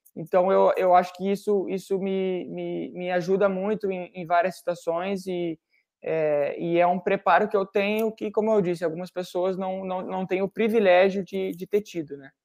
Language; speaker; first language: Portuguese; native; Portuguese